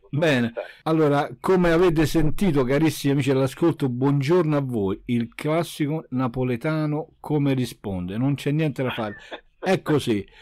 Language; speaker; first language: Italian; native; Italian